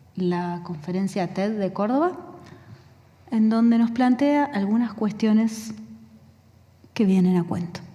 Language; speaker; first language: Spanish; native; Spanish